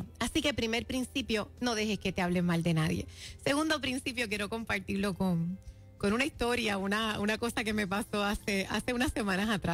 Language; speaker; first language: Spanish; native; Spanish